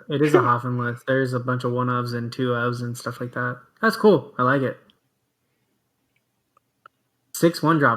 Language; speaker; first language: English; native; English